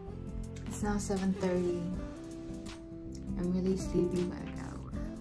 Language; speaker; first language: English; non-native, fluent; Indonesian